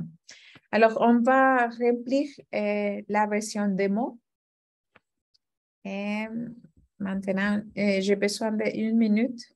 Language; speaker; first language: French; non-native, fluent; Spanish